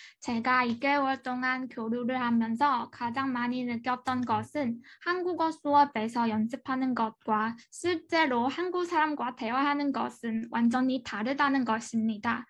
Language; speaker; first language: Korean; non-native, fluent; Chinese